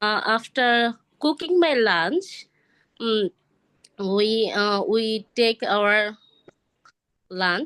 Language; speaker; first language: English; non-native, learner; Bangla